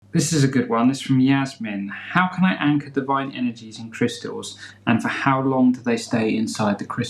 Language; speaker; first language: English; native; English